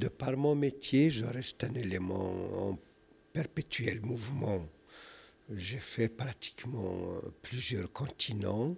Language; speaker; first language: French; non-native, local second language; Kabyle